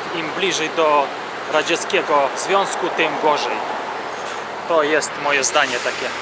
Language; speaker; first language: Polish; non-native, fluent; Russian